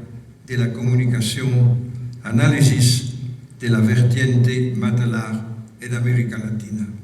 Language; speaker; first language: Spanish; non-native, fluent; French